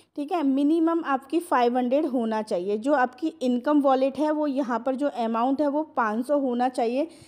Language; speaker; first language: Hindi; non-native, local second language; Marathi